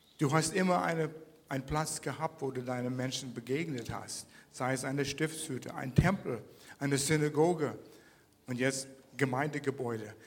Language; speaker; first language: German; non-native, fluent; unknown